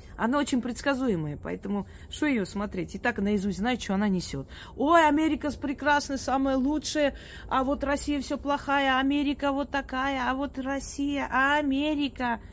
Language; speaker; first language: Russian; native; Russian